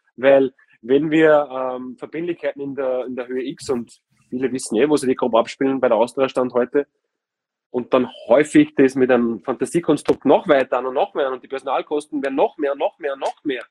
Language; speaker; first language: German; native; German